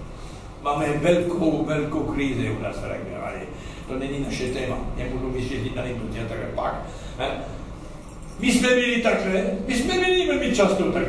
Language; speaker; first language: Czech; non-native, learner; French